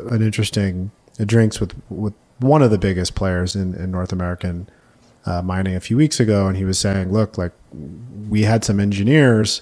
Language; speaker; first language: English; native; English